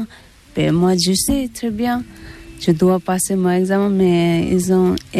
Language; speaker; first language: French; non-native, learner; Tibetan